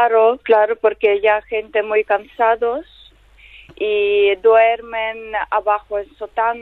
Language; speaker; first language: Spanish; non-native, learner; Ukrainian